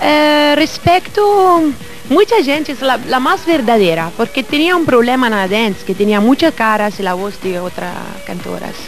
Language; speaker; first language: Portuguese; non-native, learner; Italian